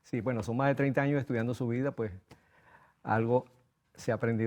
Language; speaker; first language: Spanish; native; Spanish